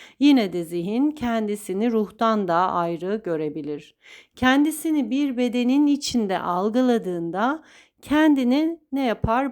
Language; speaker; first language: Turkish; native; Turkish